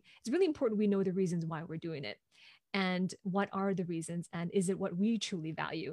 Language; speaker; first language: English; non-native, local second language; Cantonese